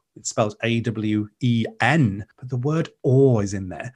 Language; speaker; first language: English; non-native, local second language; Welsh